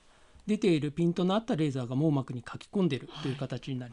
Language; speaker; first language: Japanese; native; Japanese